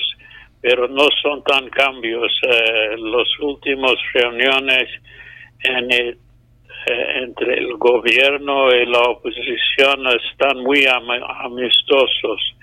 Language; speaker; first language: Spanish; non-native, fluent; English